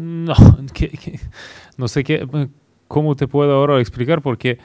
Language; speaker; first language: Spanish; non-native, learner; Bulgarian